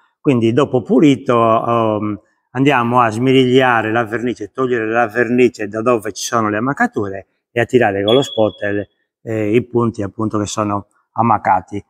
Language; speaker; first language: Italian; native; Italian